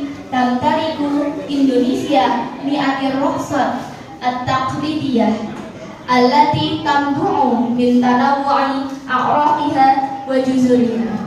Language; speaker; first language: Arabic; non-native, learner; Indonesian